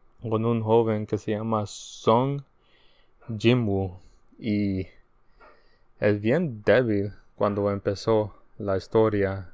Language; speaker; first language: Spanish; early bilingual, heritage; Spanish